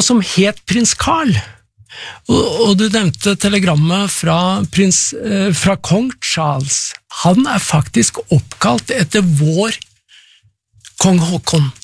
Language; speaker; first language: Norwegian; native; Norwegian